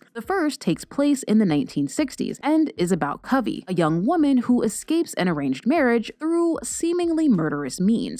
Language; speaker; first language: English; native; English